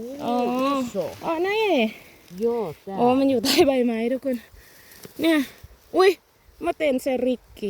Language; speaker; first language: Finnish; non-native, learner; Thai